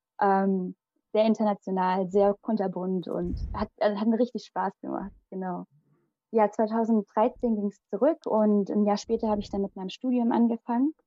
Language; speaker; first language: German; early bilingual, other home language; Malayalam